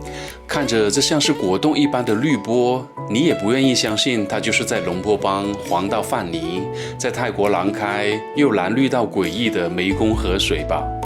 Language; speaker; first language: Chinese; native; Chinese